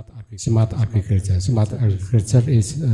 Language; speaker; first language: English; non-native, learner; Indonesian